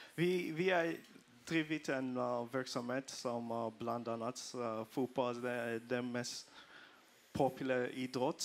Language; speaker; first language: Swedish; non-native, fluent; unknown